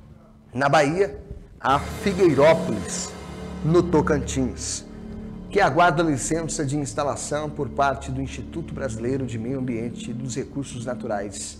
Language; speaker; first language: Portuguese; native; Portuguese